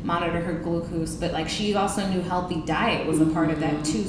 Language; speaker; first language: English; native; English